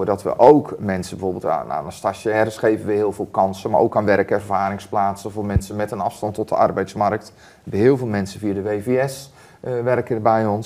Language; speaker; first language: Dutch; native; Dutch